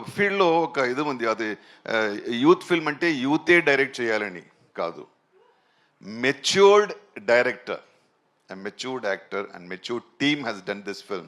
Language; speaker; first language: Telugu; non-native, local second language; Tamil